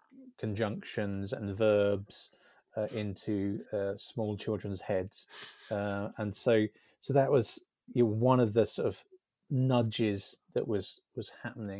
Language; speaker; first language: English; native; English